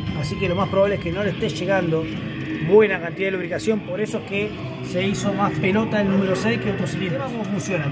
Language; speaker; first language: Spanish; native; Spanish